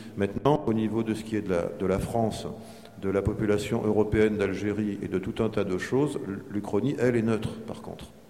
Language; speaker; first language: French; native; French